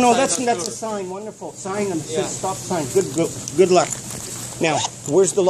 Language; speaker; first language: English; non-native, fluent; Punjabi